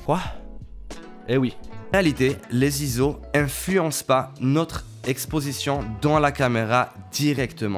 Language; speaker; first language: French; native; French